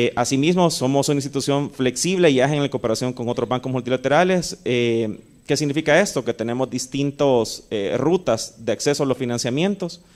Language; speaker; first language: Spanish; native; Spanish